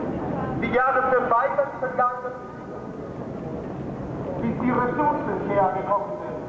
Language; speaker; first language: German; non-native, fluent; Spanish